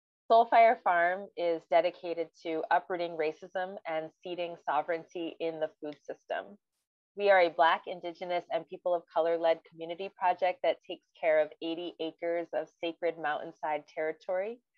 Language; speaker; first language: English; native; English